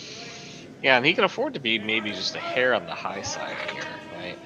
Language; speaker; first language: English; native; English